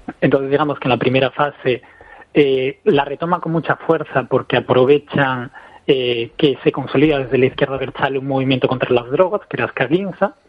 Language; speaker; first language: Spanish; native; Spanish